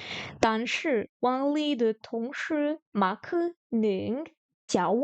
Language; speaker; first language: Chinese; non-native, learner; French